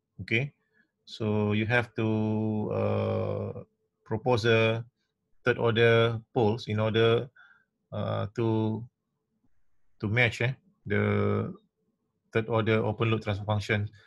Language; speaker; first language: English; non-native, local second language; Malay